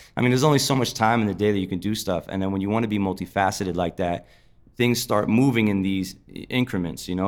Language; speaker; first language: English; native; English